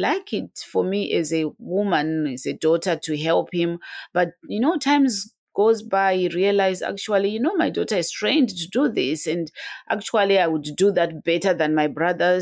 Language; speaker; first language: English; non-native, local second language; Shona